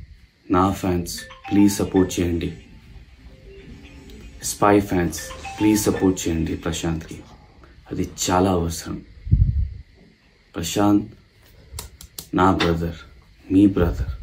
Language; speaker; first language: Telugu; non-native, local second language; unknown